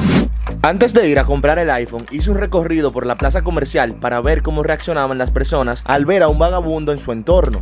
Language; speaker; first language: Spanish; native; Spanish